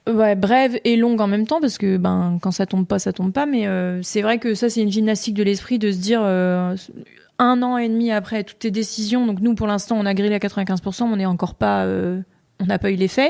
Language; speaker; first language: French; native; French